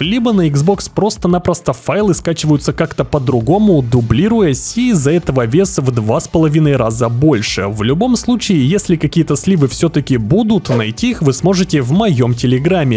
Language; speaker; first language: Russian; native; Russian